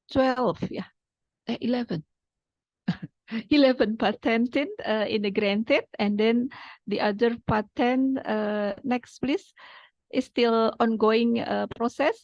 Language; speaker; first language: English; non-native, fluent; Indonesian